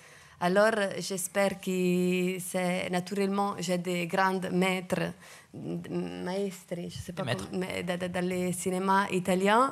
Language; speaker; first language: French; non-native, fluent; Italian